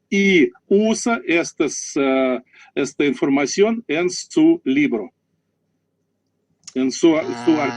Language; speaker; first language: Spanish; non-native, learner; Russian